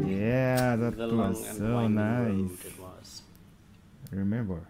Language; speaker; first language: English; non-native, learner; Japanese